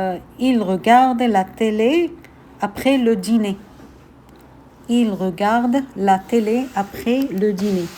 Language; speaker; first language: French; non-native, fluent; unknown